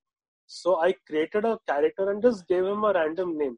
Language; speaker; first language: English; non-native, local second language; Marathi